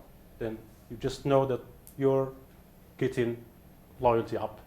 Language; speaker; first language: English; non-native, fluent; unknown